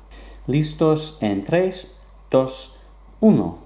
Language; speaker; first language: Spanish; non-native, fluent; English